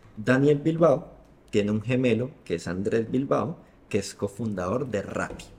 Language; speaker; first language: Spanish; native; Spanish